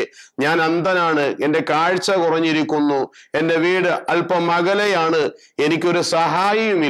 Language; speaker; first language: Malayalam; native; Malayalam